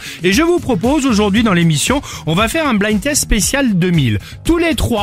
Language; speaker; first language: French; native; French